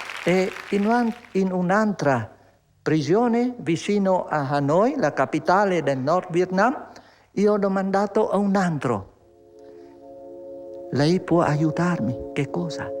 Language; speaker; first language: Italian; non-native, fluent; Vietnamese